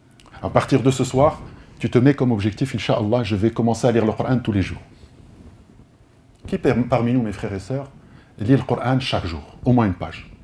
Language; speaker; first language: French; native; French